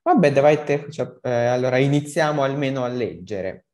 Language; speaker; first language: Italian; non-native, fluent; Ukrainian